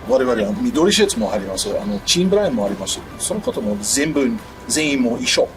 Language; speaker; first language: Japanese; non-native, learner; English